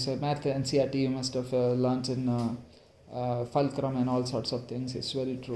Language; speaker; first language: English; non-native, local second language; Hindi